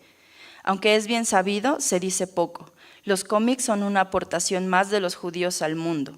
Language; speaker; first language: Spanish; native; Spanish